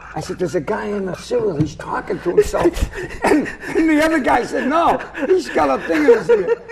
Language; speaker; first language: English; native; English